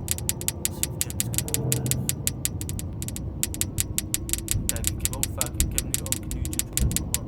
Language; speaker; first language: Dutch; non-native, local second language; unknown